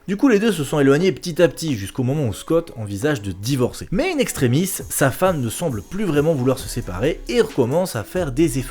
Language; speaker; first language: French; native; French